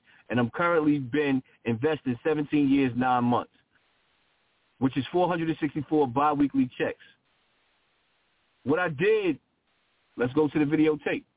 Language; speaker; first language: English; native; English